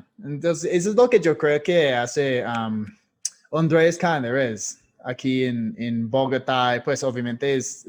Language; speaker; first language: Spanish; non-native, fluent; English